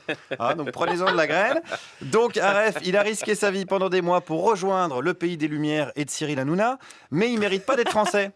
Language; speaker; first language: French; native; French